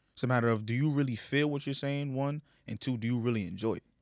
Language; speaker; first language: English; early bilingual, other home language; Yoruba